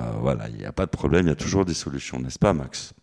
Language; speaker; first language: French; native; French